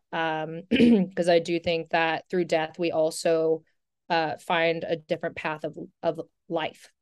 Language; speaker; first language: English; native; English